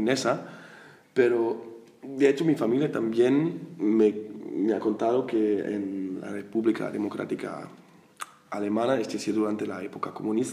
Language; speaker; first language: Spanish; non-native, fluent; German